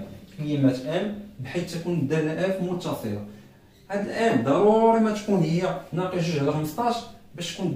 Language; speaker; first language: Arabic; native; Arabic